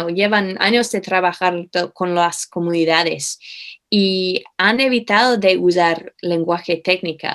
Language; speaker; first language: Spanish; non-native, fluent; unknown